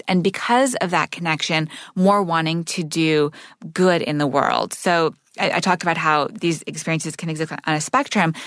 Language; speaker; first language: English; native; English